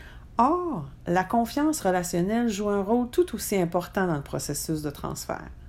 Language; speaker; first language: French; native; French